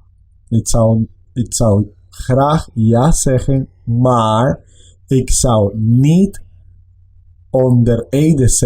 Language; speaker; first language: Dutch; non-native, learner; Spanish